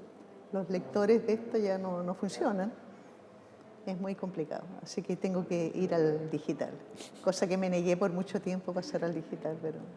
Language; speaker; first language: Spanish; native; Spanish